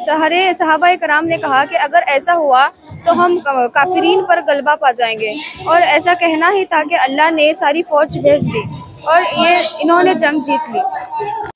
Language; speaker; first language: Urdu; native; Urdu